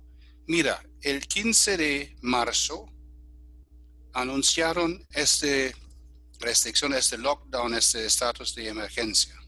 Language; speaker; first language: Spanish; non-native, fluent; German